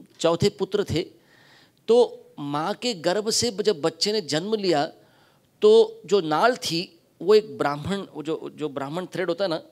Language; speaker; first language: Hindi; non-native, local second language; Marathi